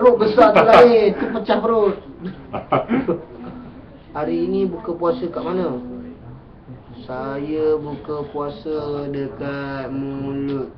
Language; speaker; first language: Malay; native; Malay